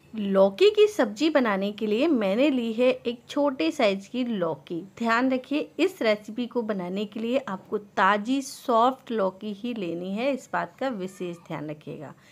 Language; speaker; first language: Hindi; native; Hindi